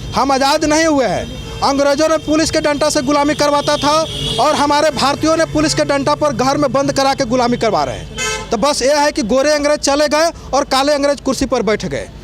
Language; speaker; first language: Hindi; native; Hindi